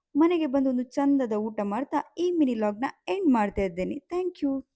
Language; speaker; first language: Kannada; non-native, local second language; Tulu